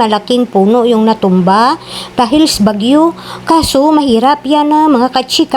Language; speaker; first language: Filipino; non-native, local second language; Kinaray-a